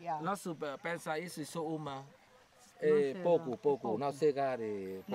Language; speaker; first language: Portuguese; non-native, learner; Vietnamese